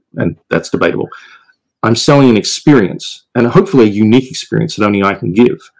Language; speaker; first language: English; native; English